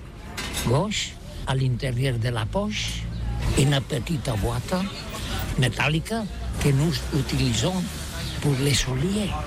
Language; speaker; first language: French; non-native, learner; Catalan